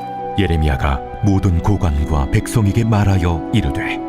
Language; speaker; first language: Korean; native; Korean